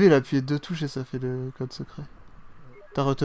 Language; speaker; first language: French; native; French